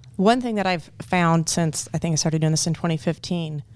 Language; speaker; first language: English; native; English